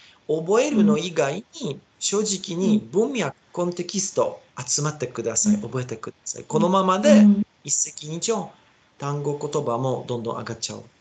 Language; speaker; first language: Japanese; non-native, learner; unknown